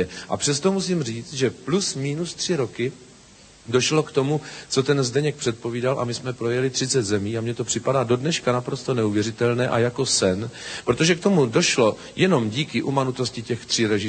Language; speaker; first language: Czech; native; Czech